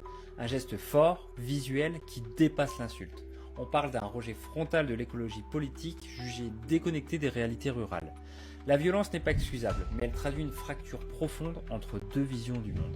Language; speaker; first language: French; native; French